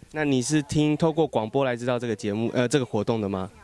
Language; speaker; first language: Chinese; native; Chinese